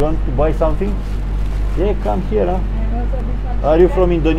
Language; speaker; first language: English; non-native, learner; Romanian